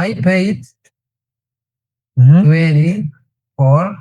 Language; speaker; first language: English; non-native, learner; Tigrinya